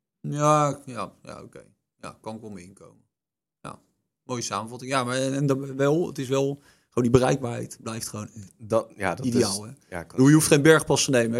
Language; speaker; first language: Dutch; native; Dutch